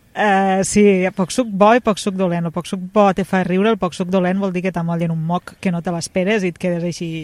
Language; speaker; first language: Catalan; native; Catalan